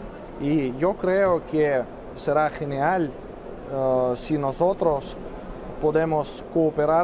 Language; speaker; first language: Spanish; non-native, fluent; Russian